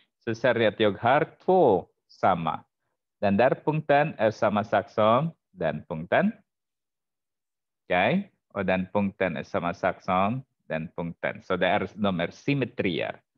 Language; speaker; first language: Swedish; non-native, fluent; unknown